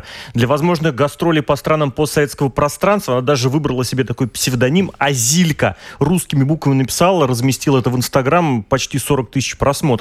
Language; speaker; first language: Russian; native; Russian